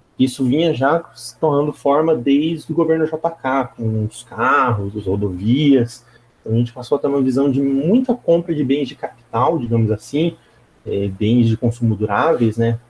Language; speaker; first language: Portuguese; native; Portuguese